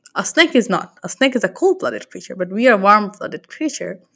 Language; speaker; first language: English; non-native, local second language; Bangla